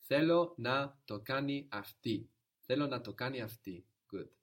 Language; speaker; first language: Greek; non-native, fluent; English